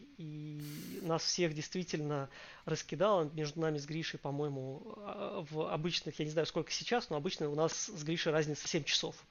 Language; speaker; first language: Russian; native; Russian